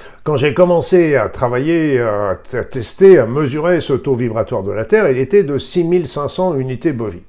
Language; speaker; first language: French; native; French